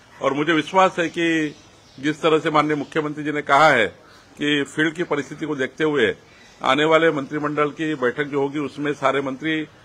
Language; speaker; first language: Hindi; non-native, local second language; Marathi